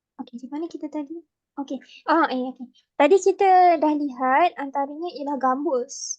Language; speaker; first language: Malay; native; Malay